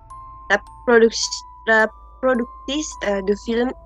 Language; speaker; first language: French; non-native, learner; Indonesian